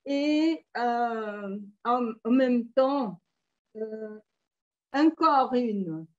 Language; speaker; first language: French; non-native, fluent; Portuguese